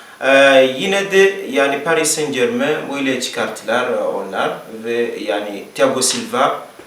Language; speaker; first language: Turkish; non-native, learner; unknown